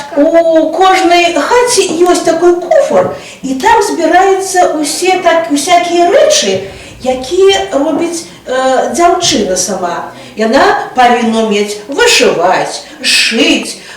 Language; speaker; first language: Belarusian; native; Belarusian